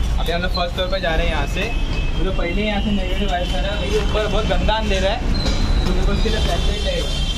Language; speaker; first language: Hindi; native; Hindi